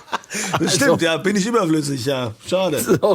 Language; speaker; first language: German; native; German